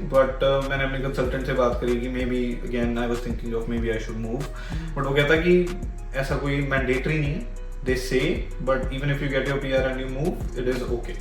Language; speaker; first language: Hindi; non-native, local second language; Punjabi